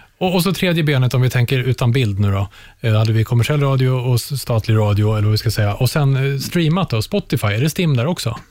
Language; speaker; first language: Swedish; native; Swedish